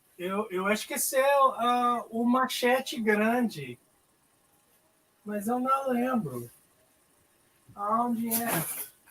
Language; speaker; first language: Portuguese; non-native, learner; English